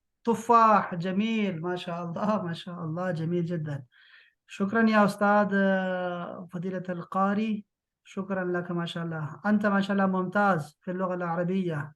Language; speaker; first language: Arabic; non-native, fluent; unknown